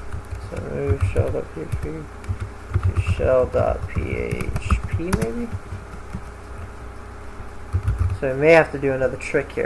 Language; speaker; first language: English; native; English